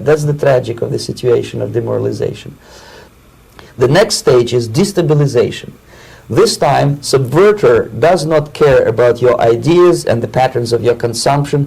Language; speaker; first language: English; non-native, fluent; Russian